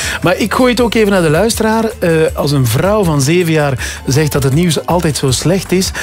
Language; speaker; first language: Dutch; native; Dutch